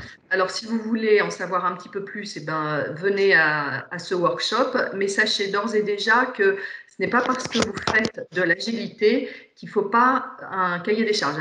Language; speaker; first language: French; native; French